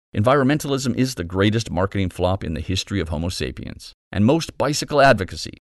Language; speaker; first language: English; native; English